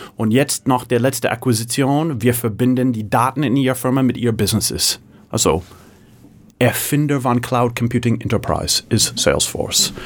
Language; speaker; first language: German; non-native, fluent; English